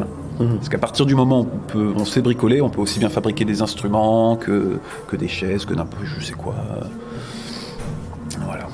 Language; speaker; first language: French; native; French